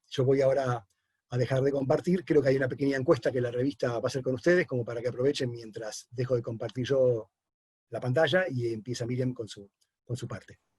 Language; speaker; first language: Spanish; native; Spanish